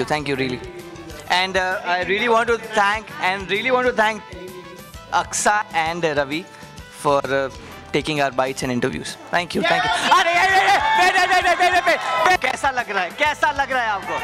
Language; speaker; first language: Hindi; native; Hindi